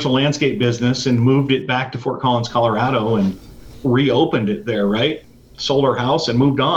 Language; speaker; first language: English; native; English